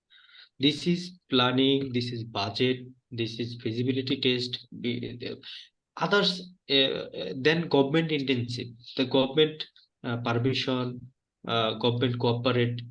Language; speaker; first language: English; non-native, learner; Bangla